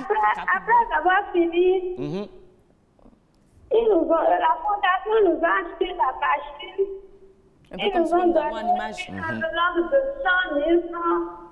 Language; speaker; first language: French; non-native, learner; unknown